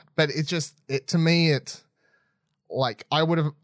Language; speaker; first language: English; native; English